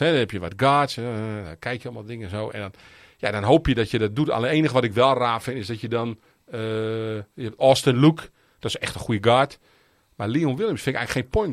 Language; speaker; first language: Dutch; native; Dutch